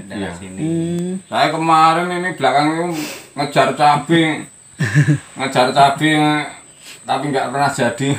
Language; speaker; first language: Indonesian; non-native, local second language; Javanese